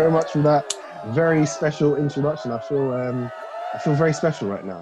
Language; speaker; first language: English; native; English